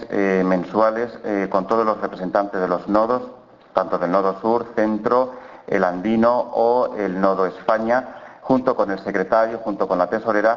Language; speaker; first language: Spanish; native; Spanish